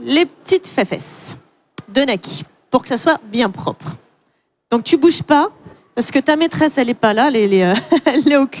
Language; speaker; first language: French; native; French